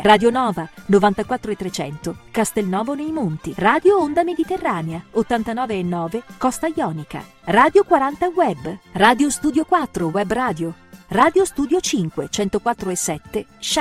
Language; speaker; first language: Italian; native; Italian